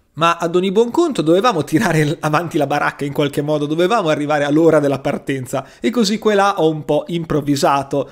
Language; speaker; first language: Italian; native; Italian